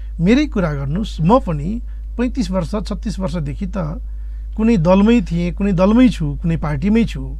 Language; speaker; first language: Nepali; non-native, local second language; Dangaura Tharu